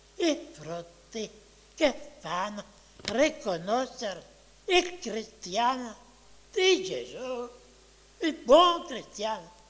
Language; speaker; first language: Italian; non-native, fluent; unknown